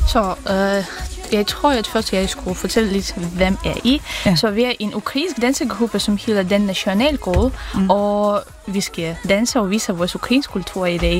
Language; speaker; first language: Danish; non-native, learner; Ukrainian